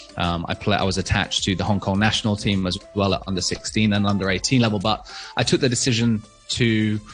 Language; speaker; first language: English; native; English